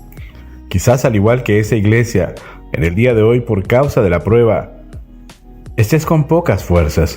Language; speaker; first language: Spanish; native; Spanish